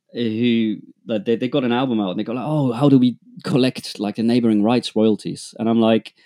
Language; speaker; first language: English; non-native, fluent; German